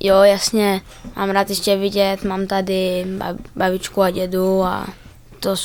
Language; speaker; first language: Czech; early bilingual, heritage; Czech